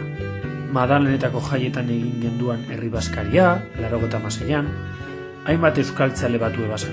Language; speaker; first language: Basque; native; Basque